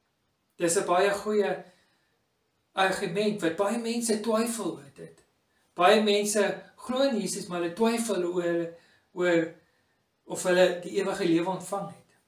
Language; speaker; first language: Afrikaans; native; Afrikaans